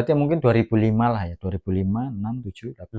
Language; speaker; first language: Indonesian; native; Indonesian